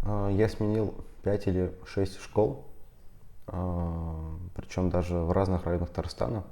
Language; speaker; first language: Russian; non-native, local second language; Tatar